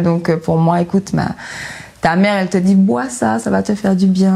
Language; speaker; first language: French; native; French